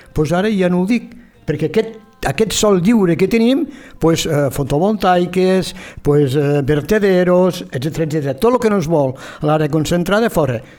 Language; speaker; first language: Catalan; native; Catalan